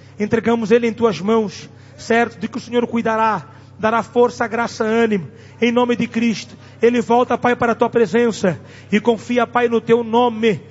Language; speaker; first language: Portuguese; non-native, local second language; Tsonga